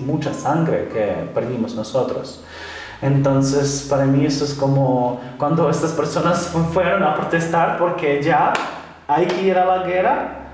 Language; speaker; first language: Spanish; non-native, fluent; Ukrainian